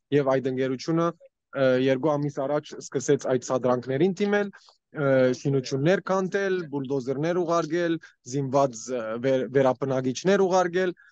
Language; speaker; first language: Armenian; early bilingual, heritage; Armenian